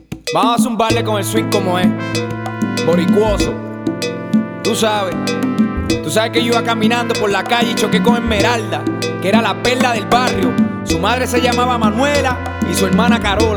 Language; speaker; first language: Spanish; native; Spanish